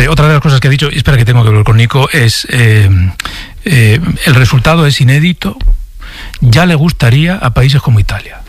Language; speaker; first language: Spanish; native; Spanish